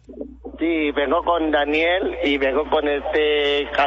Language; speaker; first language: Spanish; native; Spanish